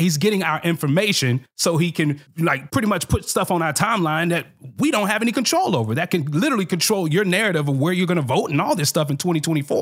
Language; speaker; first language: English; native; English